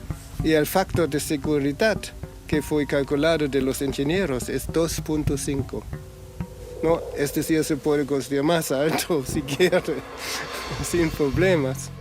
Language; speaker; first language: Spanish; non-native, fluent; German